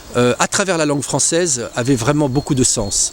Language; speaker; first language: French; native; French